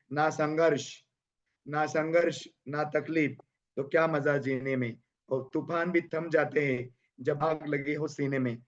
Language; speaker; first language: Hindi; non-native, local second language; Marathi